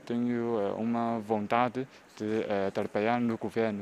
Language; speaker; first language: Portuguese; non-native, local second language; Chinese